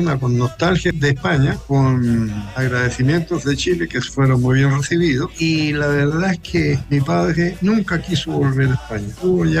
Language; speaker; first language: Spanish; non-native, fluent; French